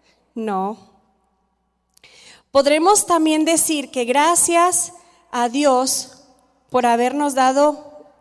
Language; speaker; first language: Spanish; native; Spanish